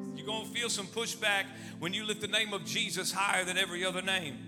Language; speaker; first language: English; native; English